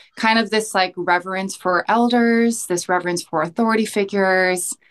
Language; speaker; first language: English; early bilingual, other home language; Korean